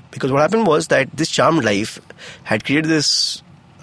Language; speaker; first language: English; non-native, local second language; Hindi